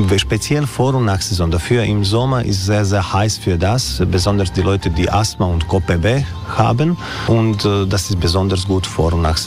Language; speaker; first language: German; non-native, learner; Croatian